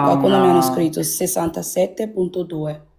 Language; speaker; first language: Italian; non-native, learner; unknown